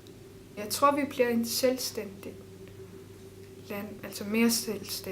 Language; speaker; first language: Danish; non-native, local second language; Kalaallisut